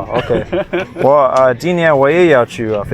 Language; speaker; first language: Chinese; non-native, learner; English